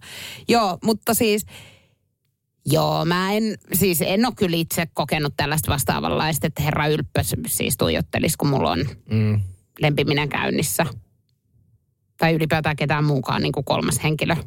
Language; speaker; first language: Finnish; native; Finnish